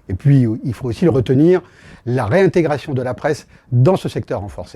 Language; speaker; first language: French; native; French